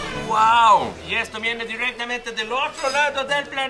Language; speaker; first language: Spanish; native; Spanish